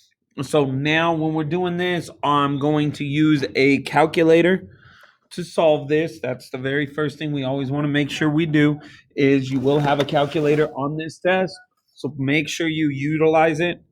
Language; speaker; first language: English; native; English